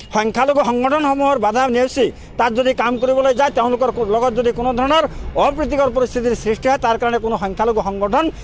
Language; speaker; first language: Assamese; non-native, local second language; Bangla